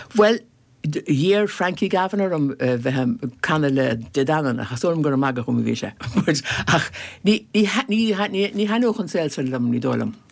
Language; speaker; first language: Irish; native; Irish